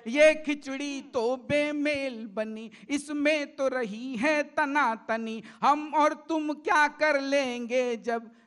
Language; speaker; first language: Hindi; native; Hindi